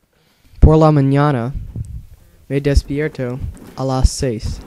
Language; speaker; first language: Spanish; non-native, learner; English